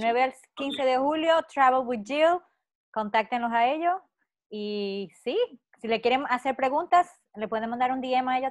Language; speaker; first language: Spanish; early bilingual, heritage; Spanish